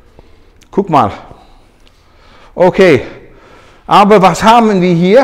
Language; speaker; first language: German; non-native, learner; Dutch